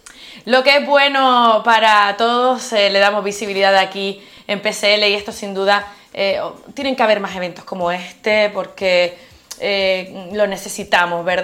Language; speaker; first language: Spanish; native; Spanish